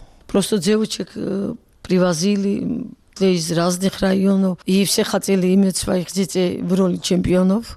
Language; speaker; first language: Russian; non-native, local second language; Georgian